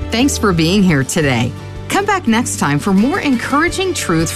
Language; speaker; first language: English; native; English